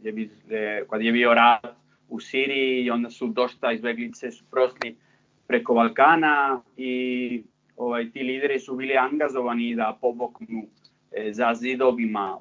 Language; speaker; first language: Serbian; non-native, fluent; Spanish